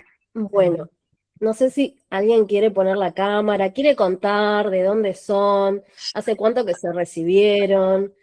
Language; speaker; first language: Spanish; native; Spanish